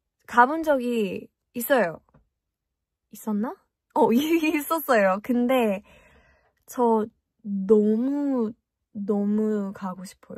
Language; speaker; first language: Korean; early bilingual, heritage; English